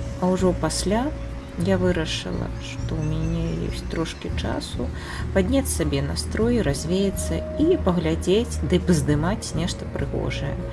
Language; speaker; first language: Belarusian; non-native, local second language; Russian